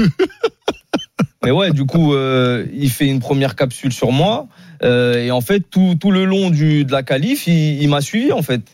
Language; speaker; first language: French; native; French